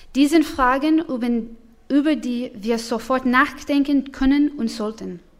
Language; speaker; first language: German; non-native, learner; English